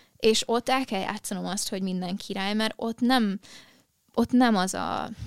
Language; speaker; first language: Hungarian; early bilingual, heritage; Hungarian